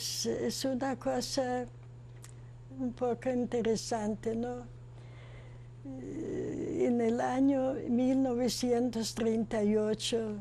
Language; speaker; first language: Spanish; non-native, fluent; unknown